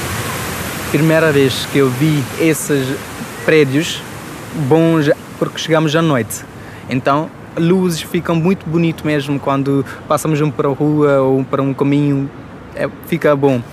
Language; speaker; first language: Portuguese; non-native, fluent; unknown